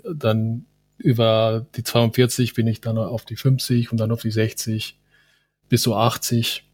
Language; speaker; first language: German; non-native, fluent; Spanish